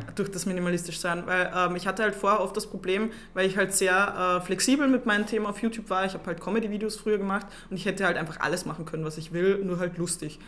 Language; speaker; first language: German; native; German